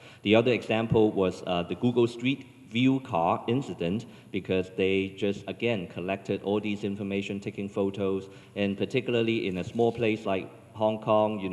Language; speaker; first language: English; non-native, local second language; Cantonese